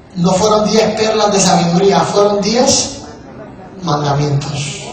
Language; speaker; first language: Spanish; native; Spanish